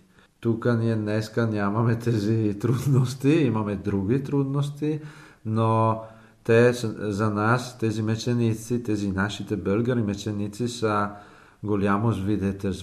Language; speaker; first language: Bulgarian; non-native, fluent; Italian